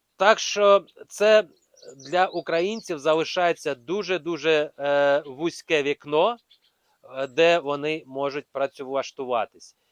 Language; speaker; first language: Ukrainian; non-native, local second language; Russian